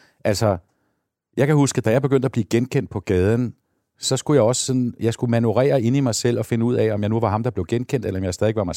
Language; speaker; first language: Danish; native; Danish